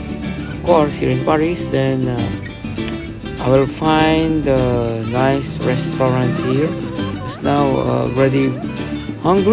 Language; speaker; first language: English; non-native, local second language; Filipino